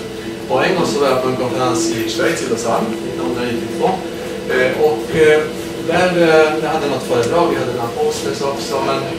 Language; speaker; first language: Swedish; non-native, fluent; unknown